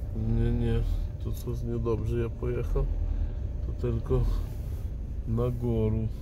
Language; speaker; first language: Russian; non-native, local second language; Ukrainian